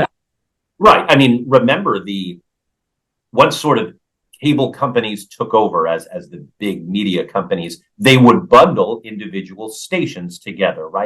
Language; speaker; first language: English; native; English